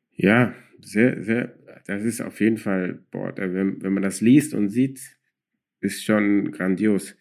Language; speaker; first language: German; early bilingual, other home language; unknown